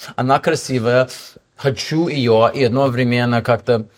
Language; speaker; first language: Russian; non-native, fluent; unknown